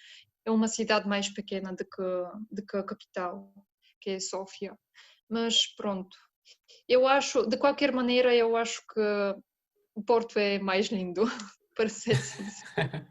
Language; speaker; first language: Portuguese; non-native, fluent; Bulgarian